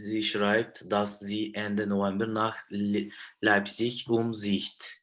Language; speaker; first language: German; non-native, learner; Turkish